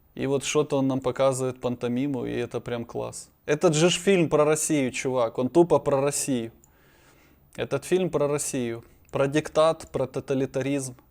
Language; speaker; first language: Russian; native; Russian